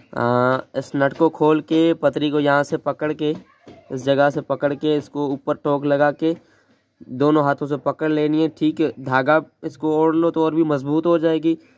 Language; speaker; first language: Urdu; non-native, local second language; Sindhi